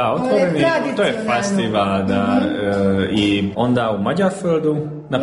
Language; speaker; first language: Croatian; non-native, local second language; Hungarian